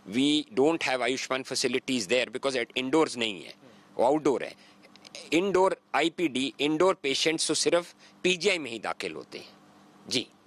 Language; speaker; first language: Hindi; native; Hindi